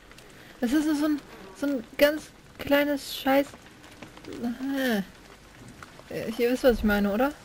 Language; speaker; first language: German; native; German